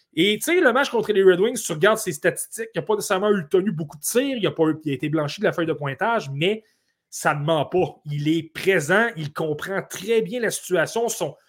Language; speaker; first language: French; native; French